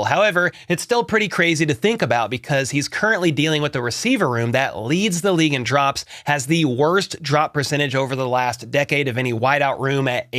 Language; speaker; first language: English; native; English